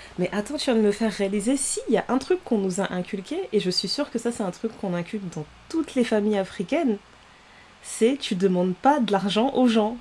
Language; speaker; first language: French; early bilingual, other home language; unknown